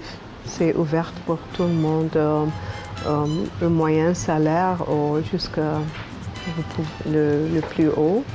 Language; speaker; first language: French; non-native, learner; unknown